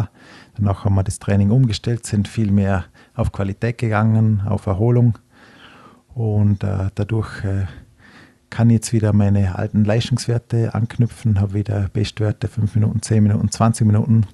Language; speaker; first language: German; native; German